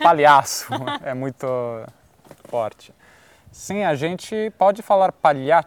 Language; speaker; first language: Portuguese; non-native, fluent; Italian